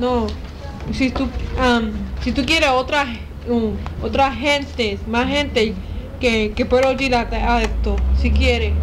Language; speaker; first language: Spanish; early bilingual, heritage; Spanish